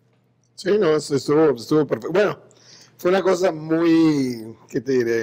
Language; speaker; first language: Spanish; native; Spanish